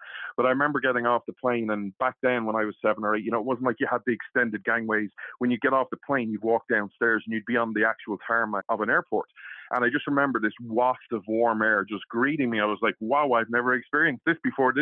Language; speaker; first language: English; native; English